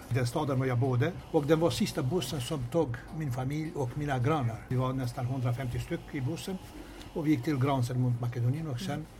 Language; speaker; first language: Swedish; non-native, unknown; Albanian